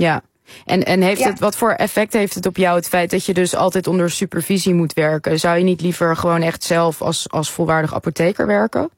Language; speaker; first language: Dutch; native; Dutch